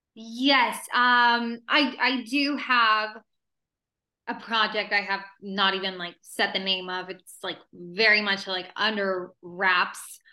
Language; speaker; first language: English; early bilingual, other home language; Spanish